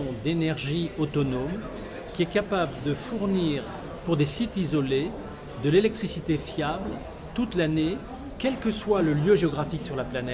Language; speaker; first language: French; native; French